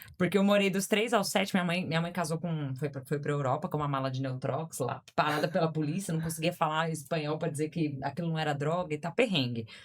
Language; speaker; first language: Portuguese; native; Portuguese